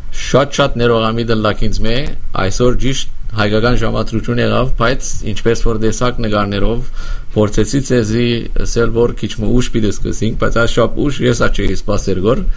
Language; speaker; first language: Armenian; native; Armenian